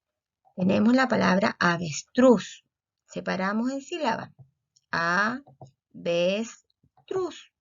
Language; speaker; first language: Spanish; native; Spanish